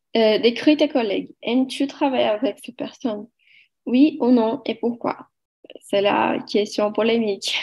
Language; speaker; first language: French; non-native, learner; Portuguese